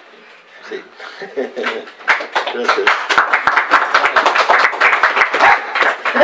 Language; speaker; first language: Spanish; non-native, learner; German